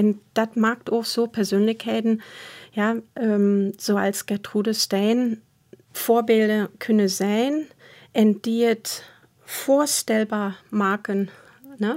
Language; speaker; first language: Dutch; non-native, fluent; German